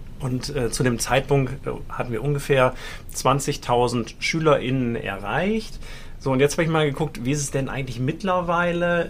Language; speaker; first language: German; native; German